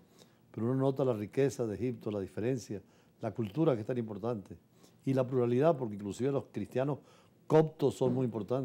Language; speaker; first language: Spanish; native; Spanish